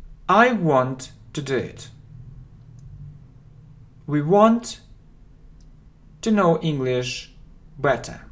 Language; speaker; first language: English; non-native, fluent; Russian